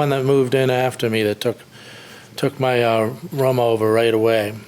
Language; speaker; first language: English; native; English